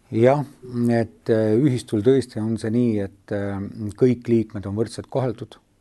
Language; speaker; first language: Estonian; native; Estonian